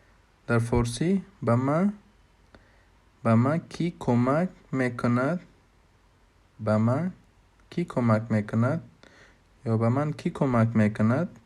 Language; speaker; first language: Persian; non-native, fluent; Hindi